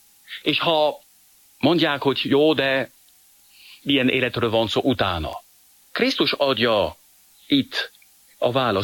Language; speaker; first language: Hungarian; non-native, fluent; French